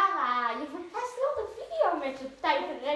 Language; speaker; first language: Dutch; native; Dutch